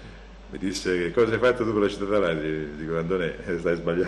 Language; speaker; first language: Italian; native; Italian